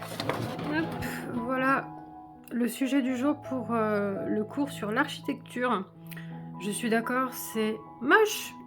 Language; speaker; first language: French; native; French